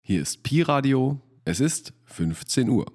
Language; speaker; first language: German; native; German